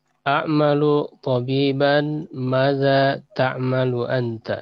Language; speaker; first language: Arabic; non-native, fluent; Indonesian